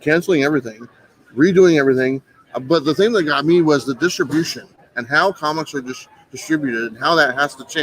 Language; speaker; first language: English; native; English